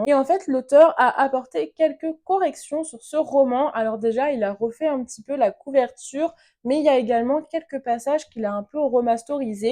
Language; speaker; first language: French; native; French